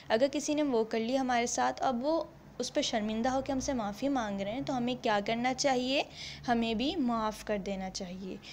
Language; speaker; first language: Urdu; native; Urdu